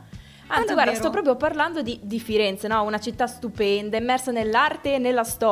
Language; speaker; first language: Italian; native; Italian